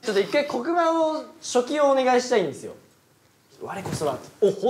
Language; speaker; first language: Japanese; native; Japanese